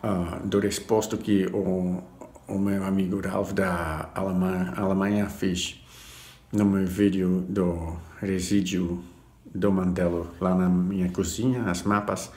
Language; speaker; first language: Portuguese; non-native, fluent; Dutch